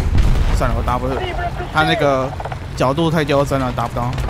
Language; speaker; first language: Chinese; native; Chinese